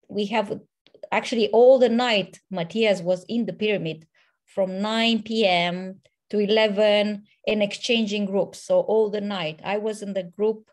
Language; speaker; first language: English; non-native, fluent; Romanian